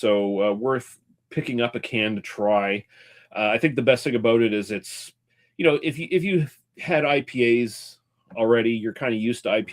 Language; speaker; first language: English; native; English